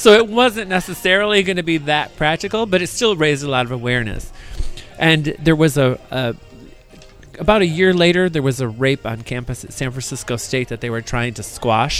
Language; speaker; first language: English; native; English